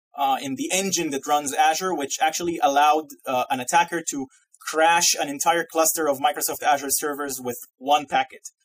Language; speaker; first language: English; non-native, fluent; Hebrew